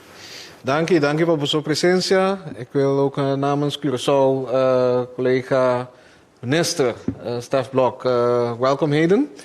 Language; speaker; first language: Dutch; non-native, local second language; Papiamento